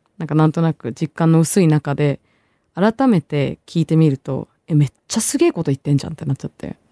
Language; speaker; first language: Japanese; early bilingual, other home language; Bangla